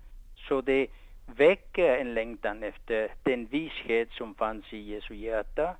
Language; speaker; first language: Swedish; non-native, fluent; Spanish